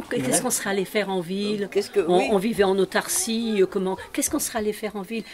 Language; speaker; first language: French; native; French